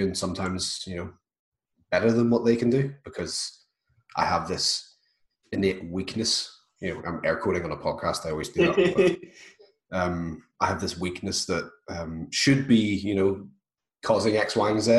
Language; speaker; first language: English; native; English